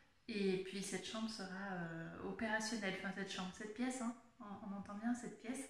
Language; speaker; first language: French; native; French